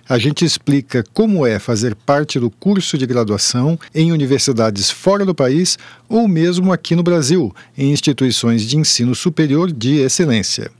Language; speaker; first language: Portuguese; native; Portuguese